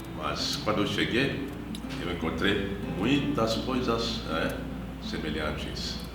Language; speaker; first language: Portuguese; non-native, fluent; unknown